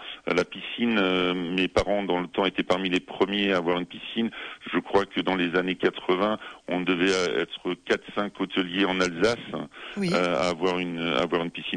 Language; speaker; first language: French; native; French